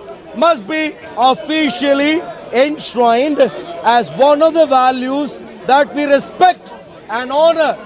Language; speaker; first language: English; non-native, fluent; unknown